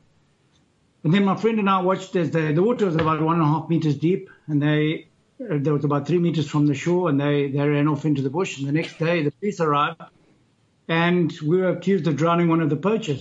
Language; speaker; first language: English; native; English